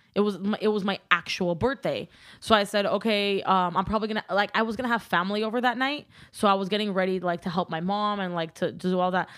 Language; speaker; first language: English; early bilingual, other home language; Armenian